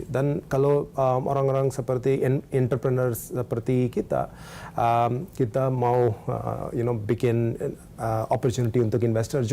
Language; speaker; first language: Indonesian; non-native, learner; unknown